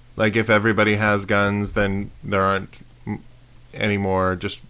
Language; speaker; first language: English; native; English